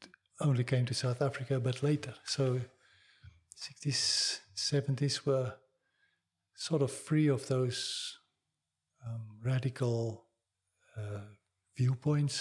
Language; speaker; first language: English; non-native, local second language; Afrikaans